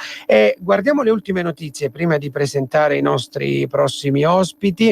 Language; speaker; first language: Italian; native; Italian